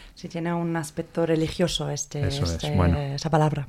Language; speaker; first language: Spanish; non-native, fluent; German